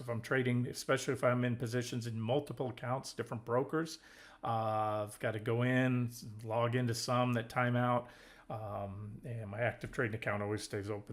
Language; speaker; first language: English; native; English